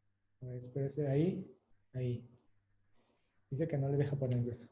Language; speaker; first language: Spanish; native; Spanish